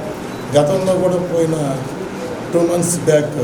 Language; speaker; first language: Telugu; native; Telugu